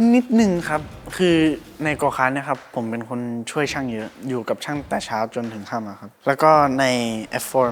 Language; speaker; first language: Thai; early bilingual, heritage; Spanish